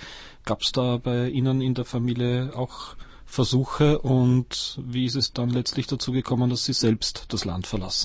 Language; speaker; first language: German; native; German